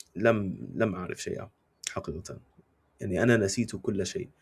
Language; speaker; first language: Arabic; non-native, fluent; English